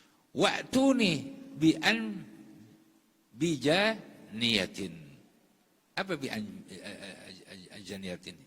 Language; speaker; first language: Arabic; non-native, fluent; Indonesian